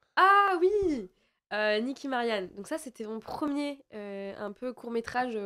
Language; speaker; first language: French; native; French